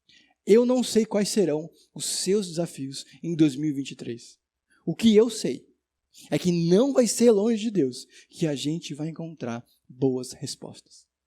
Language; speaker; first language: Portuguese; native; Portuguese